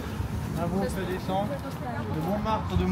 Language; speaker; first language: French; native; French